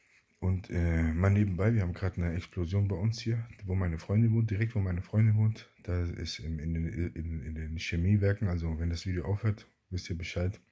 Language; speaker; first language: German; native; German